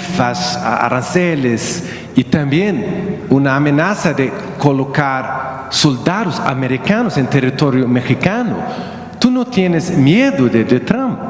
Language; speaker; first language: Spanish; non-native, learner; Swedish